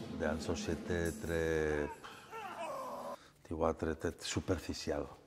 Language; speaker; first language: French; non-native, fluent; Catalan